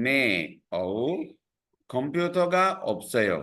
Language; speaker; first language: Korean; non-native, fluent; Sinhala